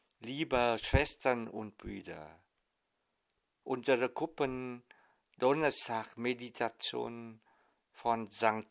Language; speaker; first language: German; non-native, fluent; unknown